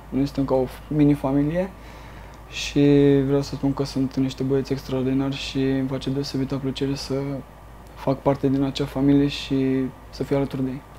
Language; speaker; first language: Romanian; native; Romanian